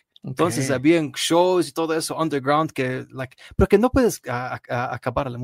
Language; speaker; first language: Spanish; non-native, learner; Arabic